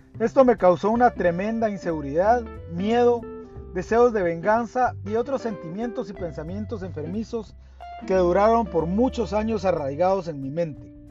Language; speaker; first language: Spanish; native; Spanish